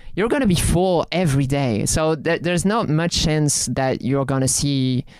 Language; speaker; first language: English; non-native, fluent; French